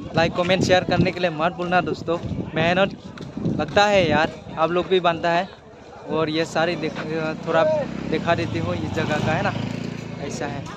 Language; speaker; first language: Hindi; non-native, local second language; Khasi